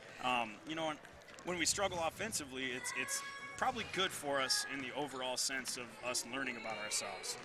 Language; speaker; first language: English; native; English